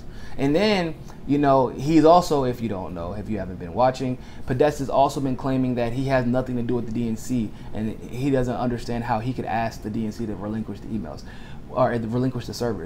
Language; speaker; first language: English; native; English